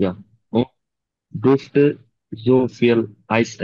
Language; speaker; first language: German; non-native, learner; Bangla